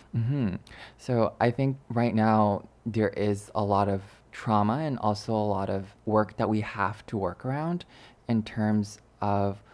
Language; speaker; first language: English; early bilingual, other home language; Chinese